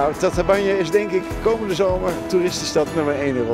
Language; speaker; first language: Dutch; native; Dutch